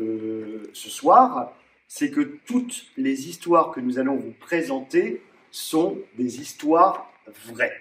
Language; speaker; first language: French; native; French